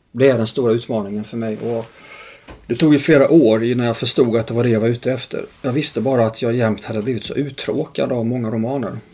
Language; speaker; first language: Swedish; native; Swedish